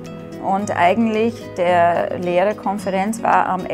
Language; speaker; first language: German; non-native, fluent; English